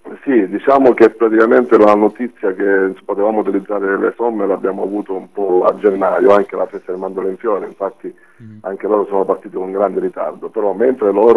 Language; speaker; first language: Italian; native; Italian